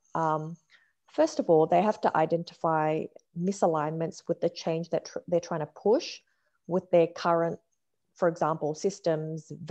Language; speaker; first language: English; native; English